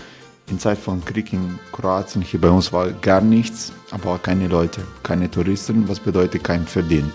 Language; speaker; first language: German; non-native, learner; Croatian